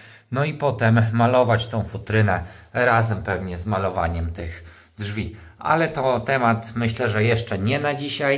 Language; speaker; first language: Polish; native; Polish